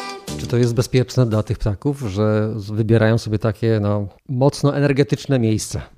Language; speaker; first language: Polish; native; Polish